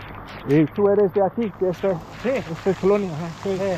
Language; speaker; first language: Spanish; non-native, learner; English